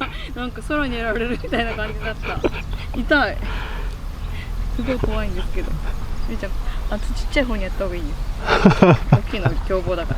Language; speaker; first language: Japanese; native; Japanese